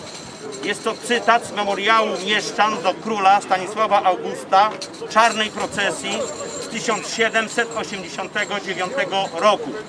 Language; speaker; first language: Polish; native; Polish